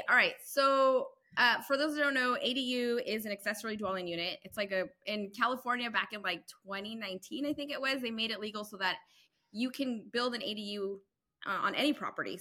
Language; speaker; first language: English; native; English